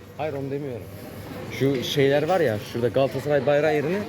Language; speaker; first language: Turkish; native; Turkish